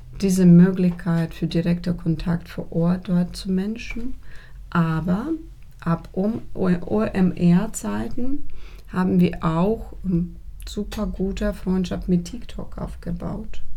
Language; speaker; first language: German; non-native, fluent; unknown